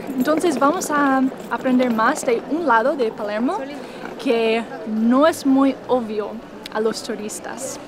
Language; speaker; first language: Spanish; non-native, fluent; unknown